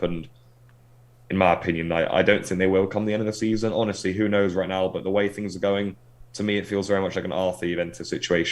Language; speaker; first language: English; native; English